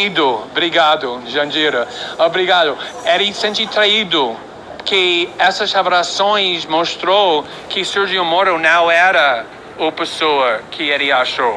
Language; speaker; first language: Portuguese; non-native, fluent; English